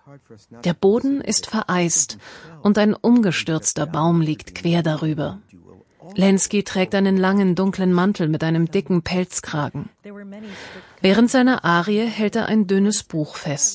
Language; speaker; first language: German; native; German